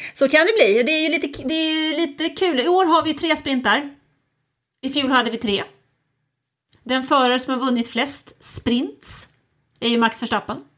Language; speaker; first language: Swedish; early bilingual, other home language; German